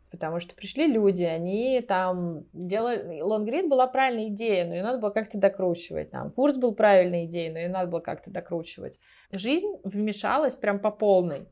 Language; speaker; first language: Russian; native; Russian